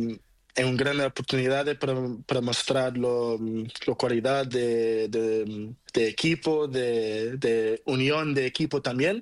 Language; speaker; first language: Spanish; non-native, learner; Portuguese